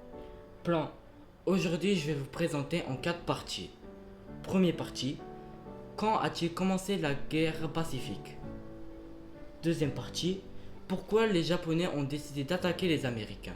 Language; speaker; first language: French; early bilingual, other home language; Japanese